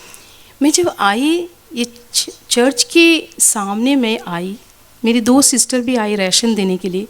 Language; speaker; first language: Hindi; non-native, local second language; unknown